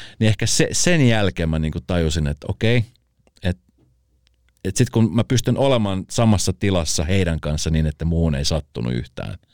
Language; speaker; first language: Finnish; early bilingual, other home language; Spanish